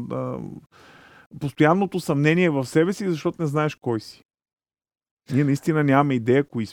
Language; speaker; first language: Bulgarian; native; Bulgarian